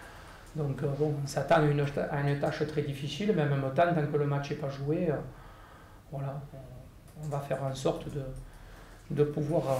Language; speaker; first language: French; native; French